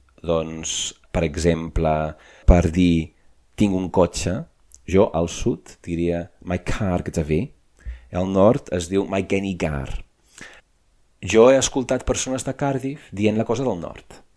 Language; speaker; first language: Catalan; non-native, fluent; English